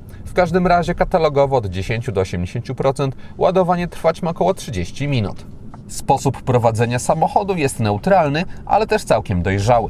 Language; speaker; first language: Polish; native; Polish